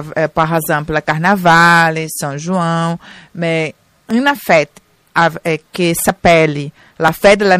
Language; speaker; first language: French; non-native, learner; Portuguese